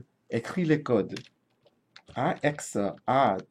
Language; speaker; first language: French; non-native, fluent; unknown